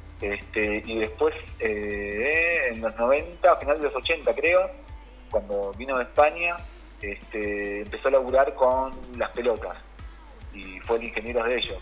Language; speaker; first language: Spanish; native; Spanish